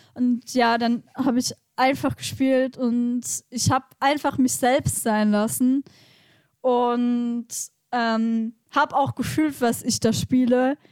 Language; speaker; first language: German; native; German